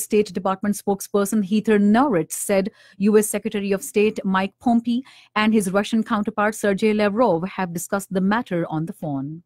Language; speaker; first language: English; non-native, local second language; Urdu